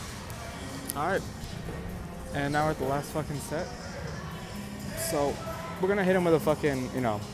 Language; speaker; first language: English; native; English